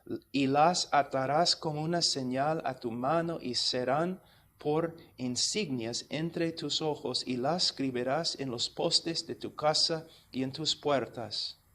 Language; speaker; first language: Spanish; non-native, fluent; English